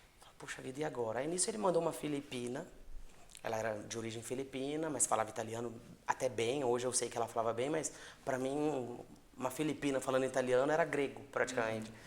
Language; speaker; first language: Portuguese; native; Portuguese